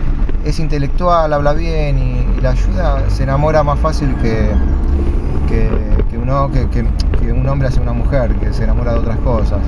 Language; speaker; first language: Spanish; native; Spanish